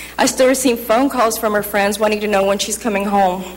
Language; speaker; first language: English; native; English